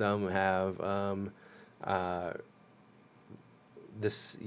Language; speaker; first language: English; native; English